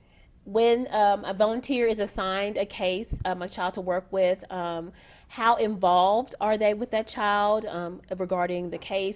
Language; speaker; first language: English; native; English